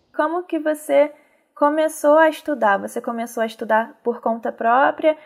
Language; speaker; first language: Portuguese; native; Portuguese